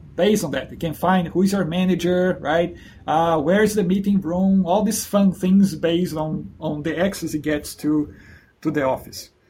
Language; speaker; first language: English; non-native, fluent; Portuguese